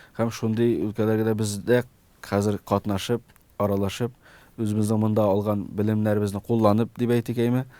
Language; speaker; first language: Tatar; early bilingual, heritage; Tatar